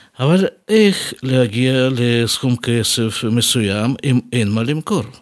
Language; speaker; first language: Hebrew; non-native, fluent; Russian